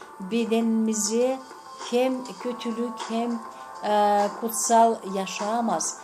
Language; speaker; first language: Turkish; non-native, fluent; Gagauz